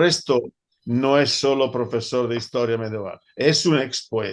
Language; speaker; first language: Spanish; non-native, fluent; Italian